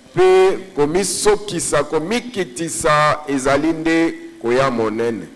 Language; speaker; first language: Lingala; native; Lingala